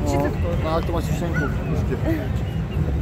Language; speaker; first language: Czech; native; Czech